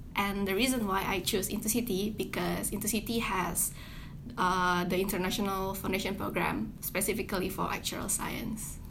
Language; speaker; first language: English; non-native, fluent; Indonesian